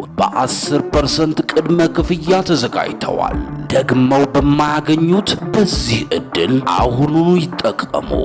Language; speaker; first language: Amharic; native; Amharic